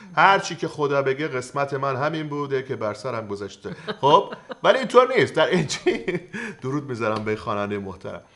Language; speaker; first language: Persian; native; Persian